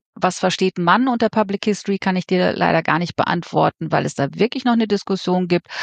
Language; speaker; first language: German; native; German